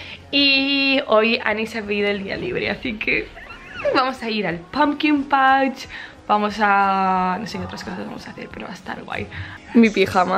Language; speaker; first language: Spanish; native; Spanish